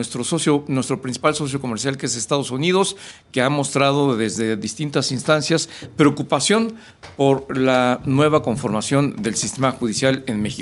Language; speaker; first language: Spanish; native; Spanish